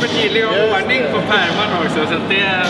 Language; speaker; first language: Swedish; native; Swedish